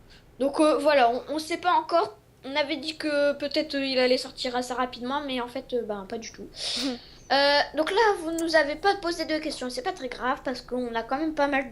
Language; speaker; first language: French; native; French